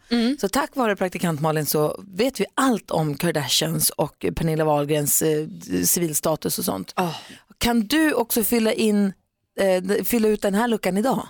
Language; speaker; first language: Swedish; native; Swedish